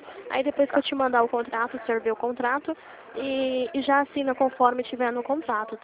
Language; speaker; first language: Portuguese; native; Portuguese